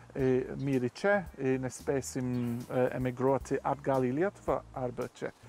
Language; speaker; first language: Lithuanian; non-native, learner; English